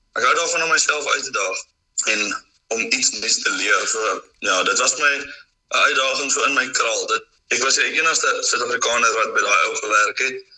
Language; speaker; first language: Afrikaans; native; Afrikaans